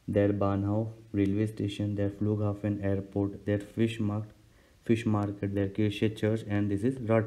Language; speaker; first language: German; non-native, learner; Hindi